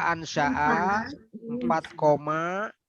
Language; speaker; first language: Arabic; non-native, fluent; Indonesian